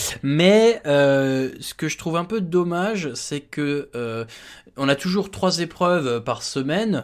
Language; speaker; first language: French; native; French